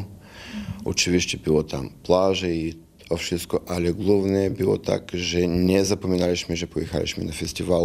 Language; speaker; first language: Polish; non-native, fluent; Bulgarian